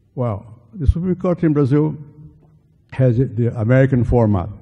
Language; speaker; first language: English; non-native, fluent; Portuguese